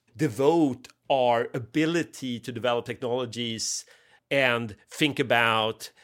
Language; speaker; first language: English; non-native, fluent; Swedish